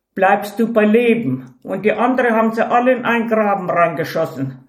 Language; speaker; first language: German; early bilingual, heritage; Ukrainian